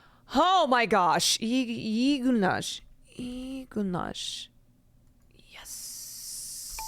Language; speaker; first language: Turkish; non-native, learner; English